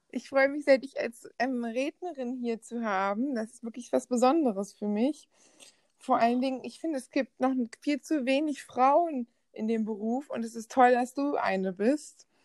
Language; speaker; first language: German; native; German